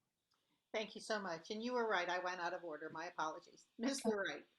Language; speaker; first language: English; native; English